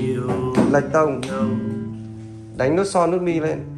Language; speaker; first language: Vietnamese; native; Vietnamese